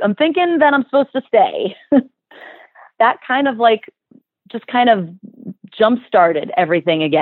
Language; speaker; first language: English; native; English